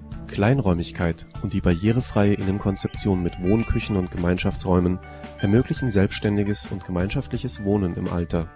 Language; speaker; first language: German; native; German